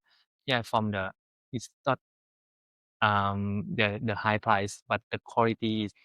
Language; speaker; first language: English; non-native, learner; Thai